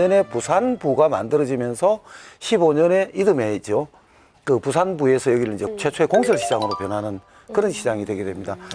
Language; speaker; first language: Korean; native; Korean